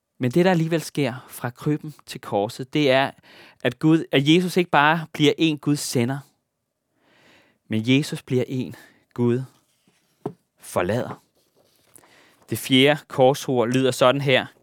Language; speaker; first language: Danish; native; Danish